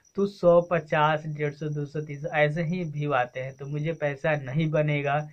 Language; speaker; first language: Hindi; native; Hindi